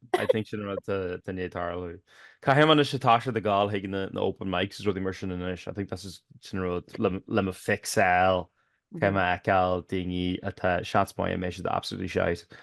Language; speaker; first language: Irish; native; Irish